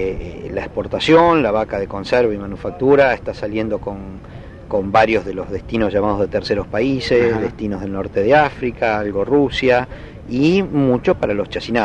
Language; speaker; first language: Spanish; native; Spanish